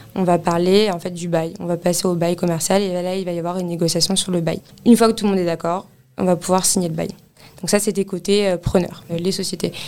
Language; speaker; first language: French; native; French